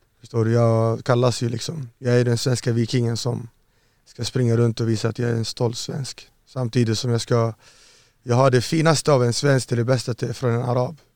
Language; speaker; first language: Swedish; early bilingual, other home language; Arabic